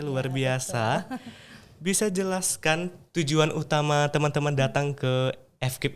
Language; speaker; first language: Indonesian; native; Indonesian